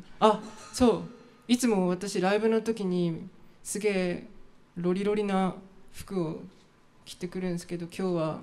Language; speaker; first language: Japanese; native; Japanese